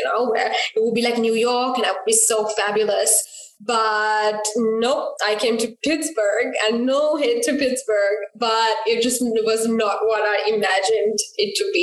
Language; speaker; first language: English; non-native, local second language; Sinhala